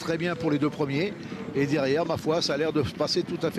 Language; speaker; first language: French; native; French